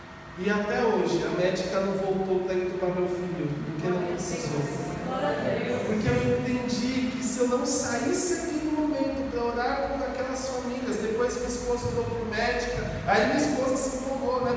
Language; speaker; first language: Portuguese; native; Portuguese